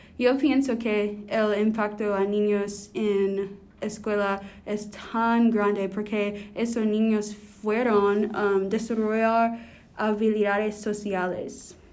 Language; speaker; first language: Spanish; non-native, learner; English